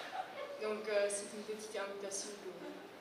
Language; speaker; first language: French; non-native, fluent; Czech